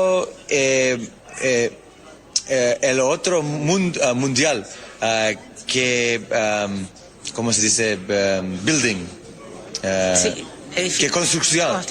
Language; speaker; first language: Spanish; non-native, learner; English